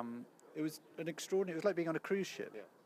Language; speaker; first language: English; native; English